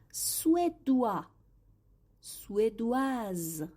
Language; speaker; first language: French; non-native, fluent; Persian